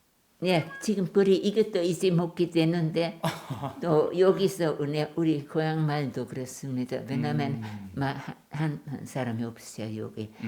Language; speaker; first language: Korean; non-native, learner; German